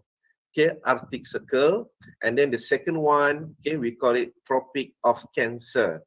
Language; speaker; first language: English; non-native, fluent; Malay